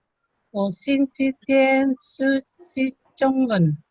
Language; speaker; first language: Chinese; non-native, learner; Indonesian